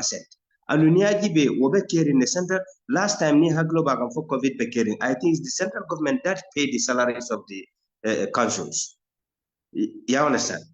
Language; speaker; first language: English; non-native, local second language; Mandingo